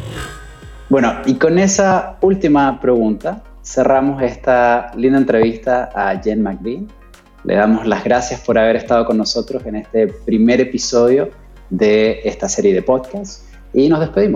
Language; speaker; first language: Spanish; native; Spanish